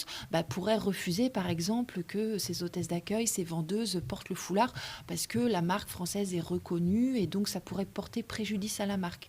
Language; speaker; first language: French; native; French